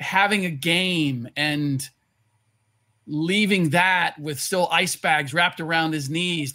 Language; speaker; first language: English; native; English